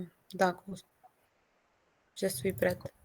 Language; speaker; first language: French; non-native, learner; Hindi